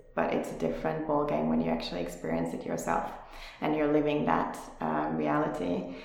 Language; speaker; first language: English; non-native, fluent; Finnish